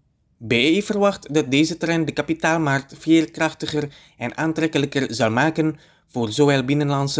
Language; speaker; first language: Dutch; non-native, fluent; Indonesian